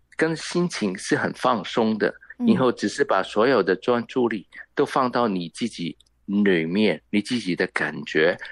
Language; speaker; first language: Chinese; non-native, local second language; Cantonese